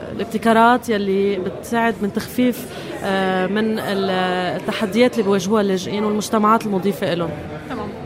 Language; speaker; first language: Arabic; native; Arabic